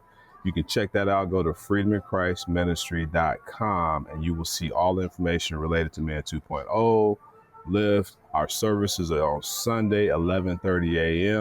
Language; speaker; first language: English; native; English